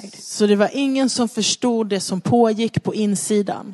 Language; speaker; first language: Swedish; non-native, fluent; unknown